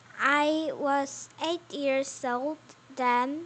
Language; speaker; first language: English; non-native, learner; Korean